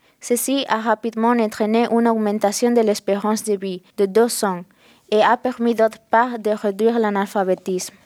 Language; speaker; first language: French; non-native, fluent; Spanish